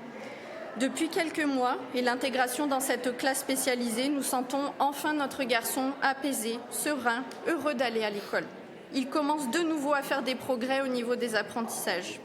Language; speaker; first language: French; native; French